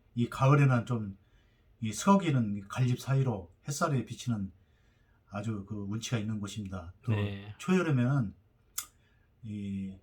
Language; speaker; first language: Korean; native; Korean